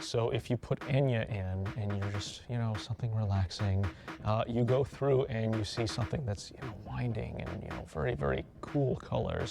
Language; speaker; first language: English; native; English